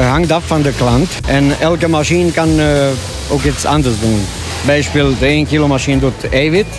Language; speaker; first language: Dutch; non-native, learner; Romanian